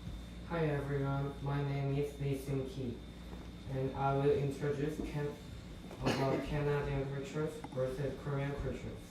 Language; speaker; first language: English; non-native, fluent; Korean